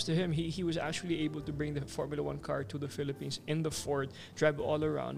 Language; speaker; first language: English; non-native, local second language; Cebuano